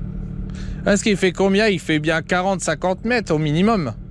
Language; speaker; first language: French; native; French